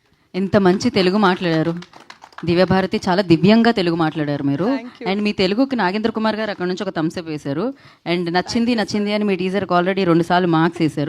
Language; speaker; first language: Telugu; native; Telugu